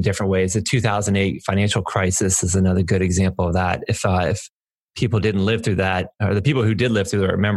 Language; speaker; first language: English; native; English